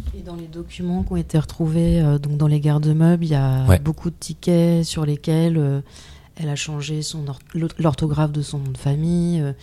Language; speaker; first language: French; native; French